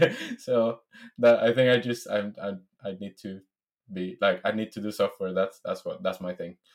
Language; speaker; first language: English; non-native, fluent; Spanish